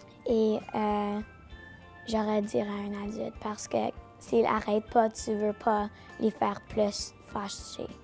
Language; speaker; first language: French; non-native, local second language; English